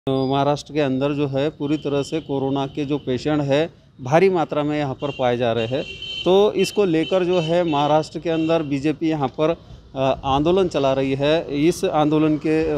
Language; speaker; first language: Hindi; non-native, local second language; Marathi